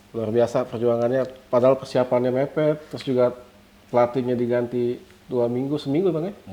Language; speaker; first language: Indonesian; native; Indonesian